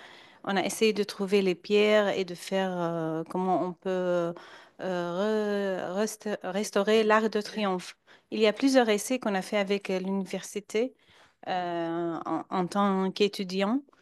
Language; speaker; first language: French; non-native, fluent; Arabic